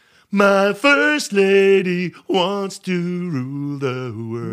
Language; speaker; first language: English; non-native, fluent; French